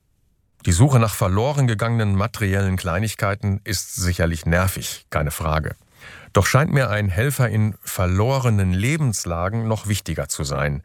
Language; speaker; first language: German; native; German